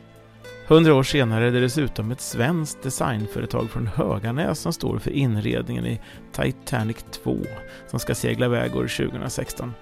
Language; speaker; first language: Swedish; native; Swedish